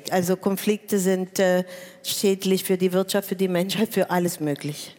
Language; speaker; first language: German; non-native, fluent; Spanish